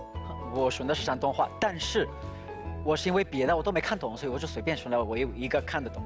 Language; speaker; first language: Chinese; non-native, fluent; Spanish